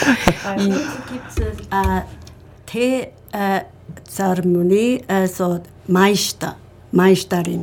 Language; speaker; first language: German; non-native, learner; Japanese